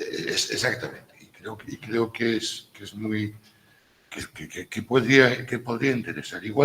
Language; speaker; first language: Spanish; native; Spanish